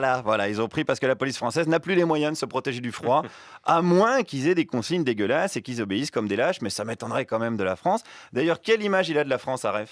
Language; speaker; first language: French; native; French